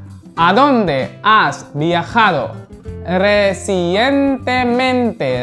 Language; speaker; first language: Spanish; non-native, learner; Hindi